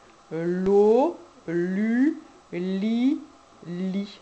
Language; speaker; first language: French; native; French